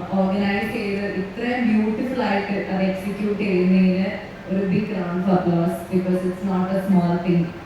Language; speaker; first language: Malayalam; native; Malayalam